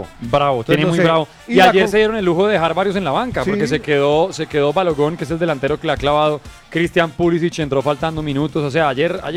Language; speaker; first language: Spanish; native; Spanish